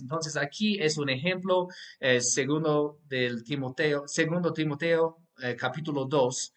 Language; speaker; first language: Spanish; non-native, fluent; English